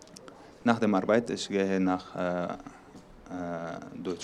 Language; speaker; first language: German; non-native, learner; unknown